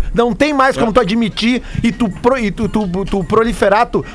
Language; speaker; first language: Portuguese; native; Portuguese